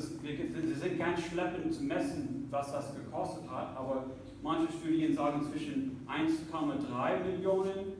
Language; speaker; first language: German; non-native, fluent; English